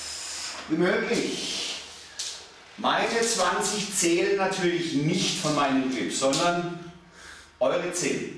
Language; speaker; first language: German; native; German